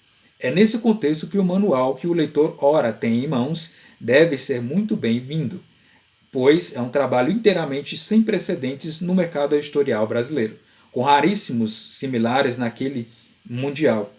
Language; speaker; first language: Portuguese; native; Portuguese